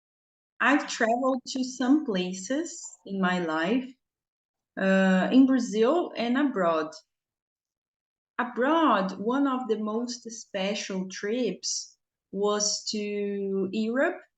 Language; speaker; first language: English; non-native, fluent; Portuguese